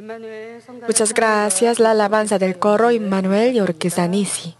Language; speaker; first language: Spanish; non-native, learner; Korean